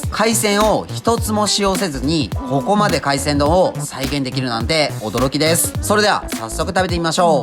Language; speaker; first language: Japanese; native; Japanese